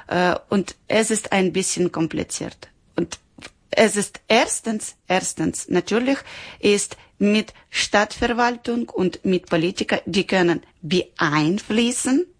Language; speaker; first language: German; non-native, learner; Ukrainian